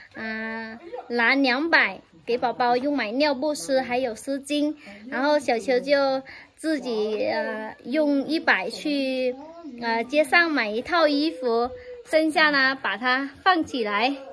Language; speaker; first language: Chinese; non-native, fluent; Vietnamese